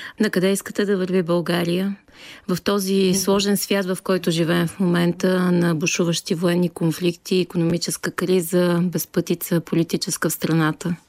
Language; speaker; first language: Bulgarian; native; Bulgarian